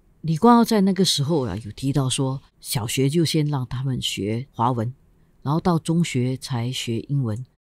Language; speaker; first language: Chinese; native; Chinese